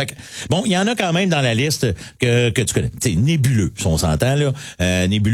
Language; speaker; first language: French; native; French